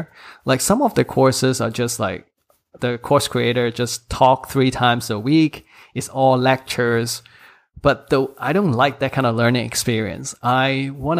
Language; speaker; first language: English; non-native, local second language; Cantonese